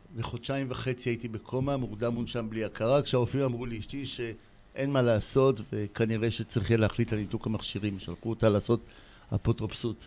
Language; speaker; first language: Hebrew; native; Hebrew